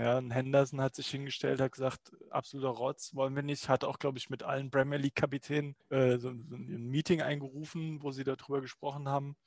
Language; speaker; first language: German; native; German